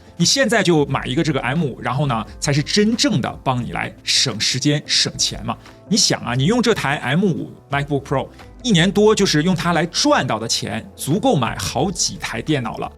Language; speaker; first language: Chinese; native; Chinese